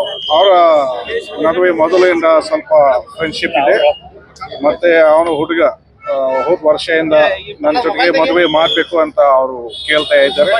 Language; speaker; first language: Kannada; non-native, fluent; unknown